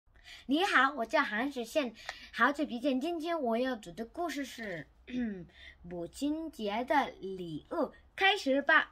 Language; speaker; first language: Chinese; non-native, learner; Korean